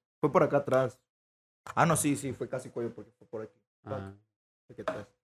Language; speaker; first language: Spanish; native; Spanish